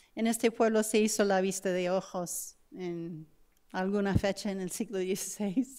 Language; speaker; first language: Spanish; non-native, fluent; English